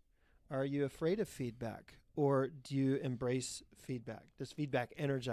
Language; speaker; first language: English; native; English